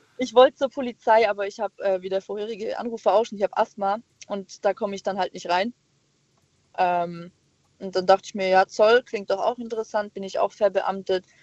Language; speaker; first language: German; native; German